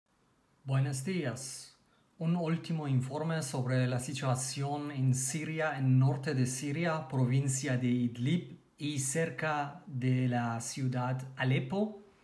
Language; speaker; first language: Spanish; non-native, learner; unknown